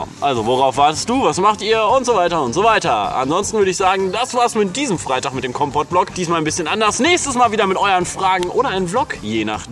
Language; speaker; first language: German; native; German